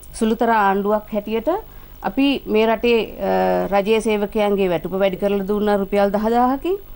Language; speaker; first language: Sinhala; native; Sinhala